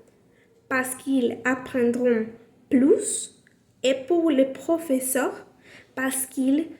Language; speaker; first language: French; non-native, learner; Spanish